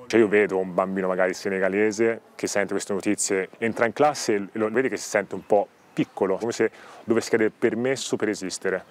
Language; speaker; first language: Italian; early bilingual, other home language; Wolof